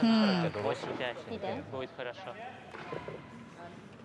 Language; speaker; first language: Russian; native; Russian